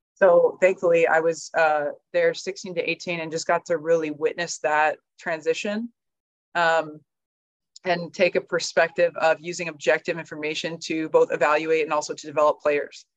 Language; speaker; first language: English; native; English